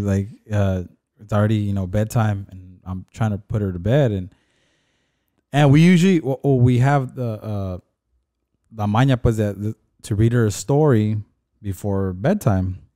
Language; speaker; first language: English; early bilingual, other home language; Spanish